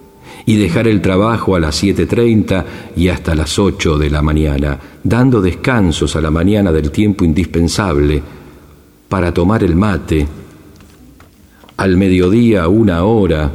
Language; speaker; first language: Spanish; native; Spanish